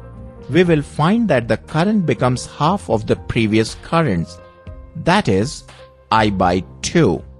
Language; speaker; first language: English; non-native, local second language; Telugu